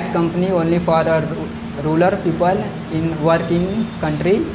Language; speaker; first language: English; non-native, learner; Hindi